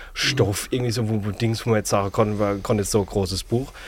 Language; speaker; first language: German; native; German